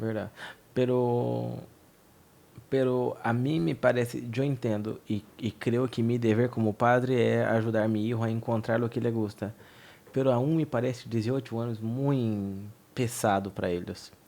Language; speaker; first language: Spanish; non-native, fluent; Portuguese